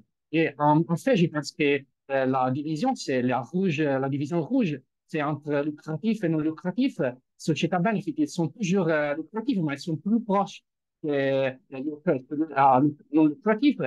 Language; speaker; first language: French; non-native, fluent; Italian